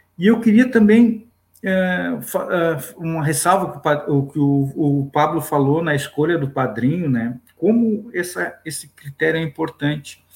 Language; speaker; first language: Portuguese; native; Portuguese